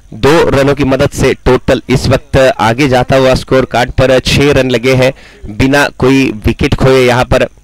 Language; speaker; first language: Hindi; non-native, local second language; Marathi